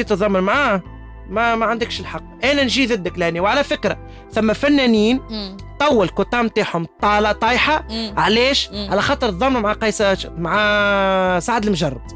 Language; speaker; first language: Arabic; native; Arabic